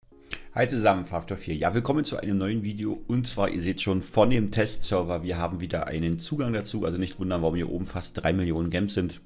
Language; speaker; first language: German; native; German